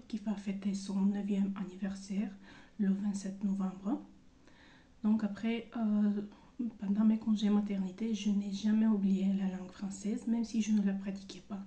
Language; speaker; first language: French; non-native, fluent; Bulgarian